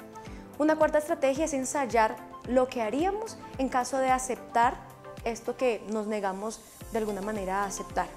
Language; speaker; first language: Spanish; native; Spanish